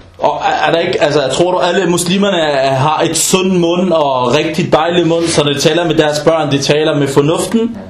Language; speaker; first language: Danish; non-native, fluent; Arabic